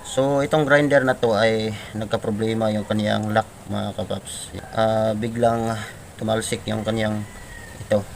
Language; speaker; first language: Filipino; non-native, local second language; Cebuano